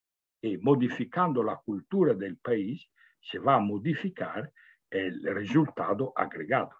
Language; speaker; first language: Spanish; non-native, fluent; Italian